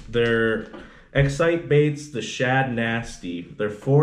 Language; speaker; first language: English; native; English